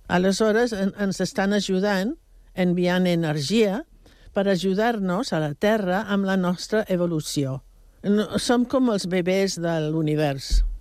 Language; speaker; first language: Catalan; non-native, local second language; Spanish